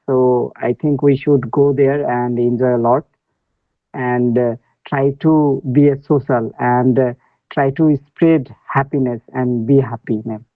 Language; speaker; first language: English; non-native, learner; Bangla